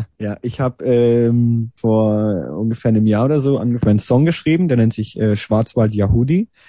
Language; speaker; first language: German; native; German